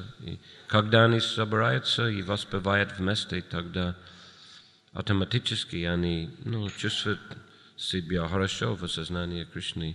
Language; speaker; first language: Russian; non-native, fluent; English